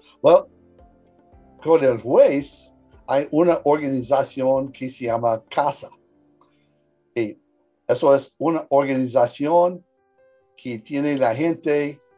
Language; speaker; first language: Spanish; early bilingual, heritage; English